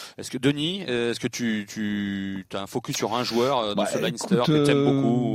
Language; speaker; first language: French; native; French